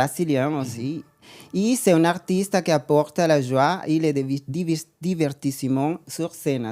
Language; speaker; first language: French; non-native, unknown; Spanish